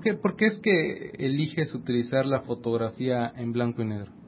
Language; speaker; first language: Spanish; native; Spanish